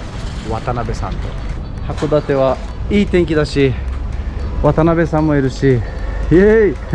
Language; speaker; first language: Japanese; non-native, fluent; Romanian